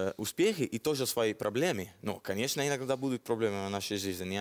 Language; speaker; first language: Russian; non-native, fluent; Italian